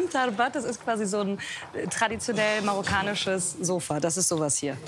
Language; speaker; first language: German; native; German